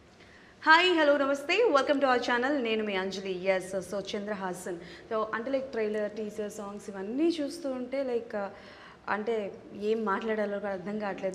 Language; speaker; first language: Telugu; native; Telugu